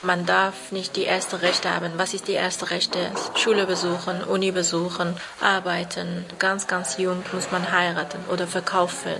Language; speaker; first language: German; non-native, fluent; Persian